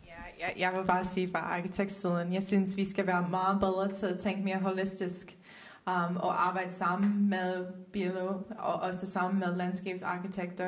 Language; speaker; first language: Danish; non-native, fluent; Dutch